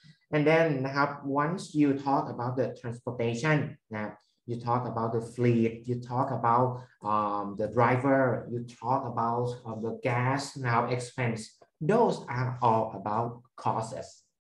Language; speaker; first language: English; non-native, fluent; Thai